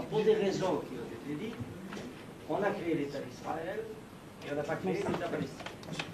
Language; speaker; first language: French; non-native, fluent; Persian